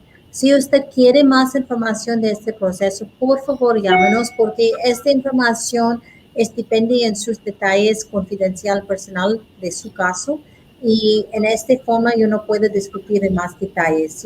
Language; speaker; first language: Spanish; non-native, learner; English